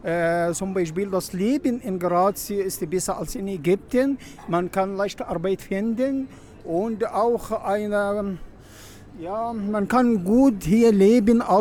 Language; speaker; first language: German; non-native, learner; Arabic